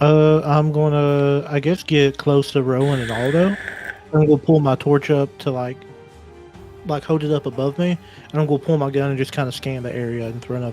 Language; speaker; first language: English; native; English